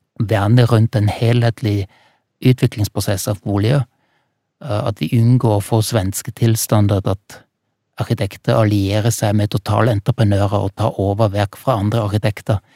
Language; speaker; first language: Norwegian; non-native, fluent; German